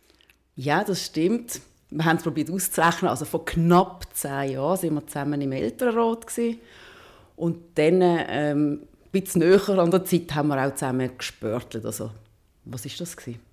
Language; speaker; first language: German; native; German